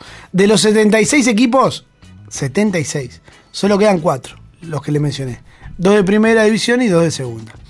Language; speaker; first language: Spanish; native; Spanish